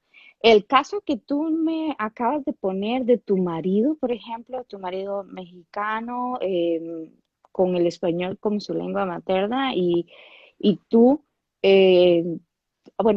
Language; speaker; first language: Spanish; native; Spanish